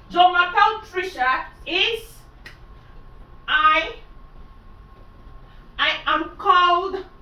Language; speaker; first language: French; non-native, fluent; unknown